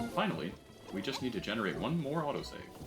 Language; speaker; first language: English; native; English